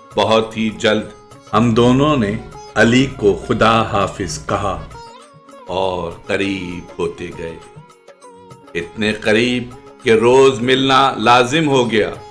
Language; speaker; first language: Urdu; native; Urdu